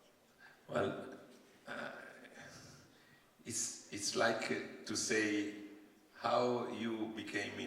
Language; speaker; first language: English; non-native, learner; Italian